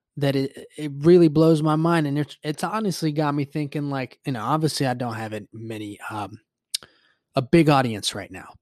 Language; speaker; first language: English; early bilingual, other home language; Spanish